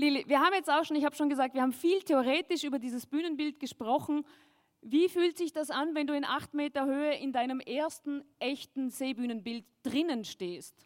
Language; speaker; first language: German; native; German